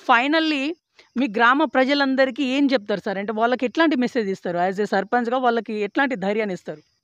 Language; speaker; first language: Telugu; native; Telugu